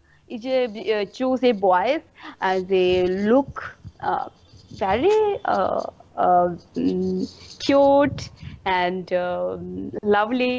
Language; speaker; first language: English; non-native, learner; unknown